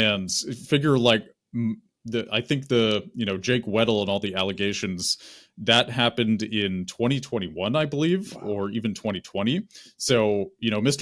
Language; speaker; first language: English; native; English